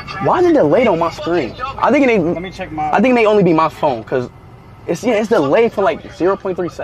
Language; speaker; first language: English; native; English